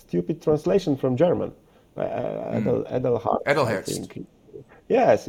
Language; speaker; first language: English; non-native, fluent; Polish